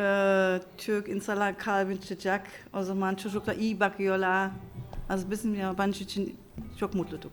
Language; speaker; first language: Turkish; non-native, learner; German